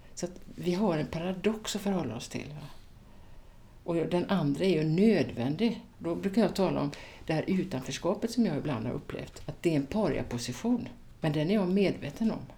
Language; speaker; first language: Swedish; native; Swedish